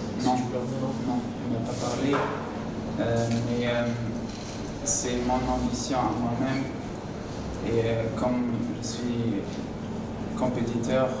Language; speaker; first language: French; non-native, local second language; Luxembourgish